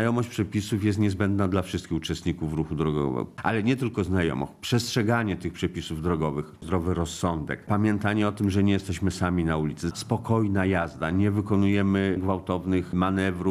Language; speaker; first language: Polish; native; Polish